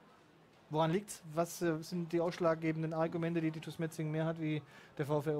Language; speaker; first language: German; native; German